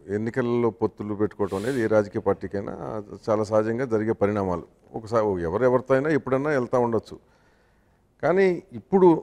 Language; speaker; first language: Telugu; native; Telugu